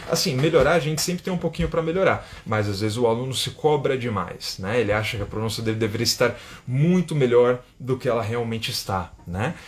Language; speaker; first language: Portuguese; native; Portuguese